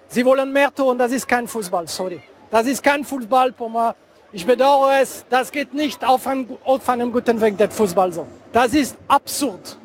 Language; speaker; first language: German; non-native, fluent; French